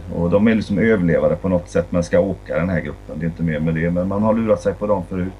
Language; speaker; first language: Swedish; native; Swedish